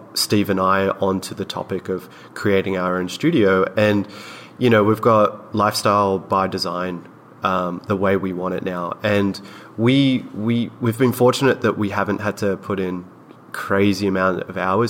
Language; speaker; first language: English; native; English